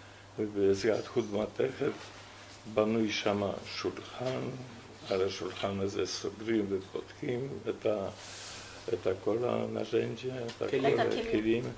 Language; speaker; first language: Hebrew; non-native, fluent; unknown